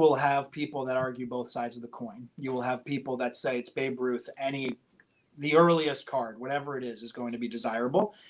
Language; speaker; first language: English; native; English